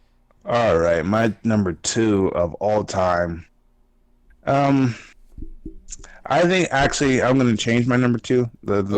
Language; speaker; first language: English; native; English